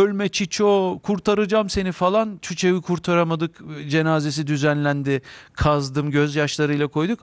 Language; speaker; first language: Turkish; native; Turkish